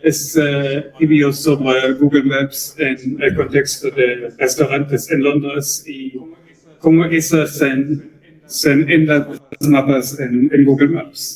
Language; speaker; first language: Spanish; non-native, learner; German